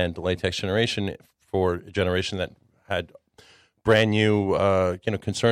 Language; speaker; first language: English; early bilingual, other home language; Czech